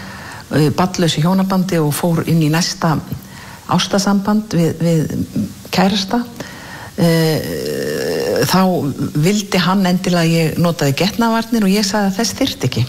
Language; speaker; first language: Icelandic; native; Icelandic